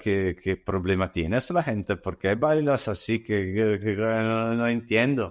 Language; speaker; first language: Spanish; non-native, learner; Italian